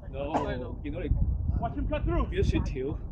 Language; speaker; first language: Chinese; native; Chinese